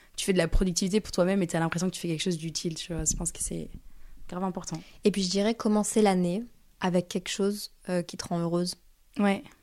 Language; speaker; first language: French; native; French